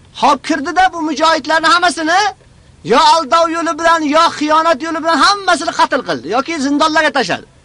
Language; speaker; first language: Uzbek; native; Uzbek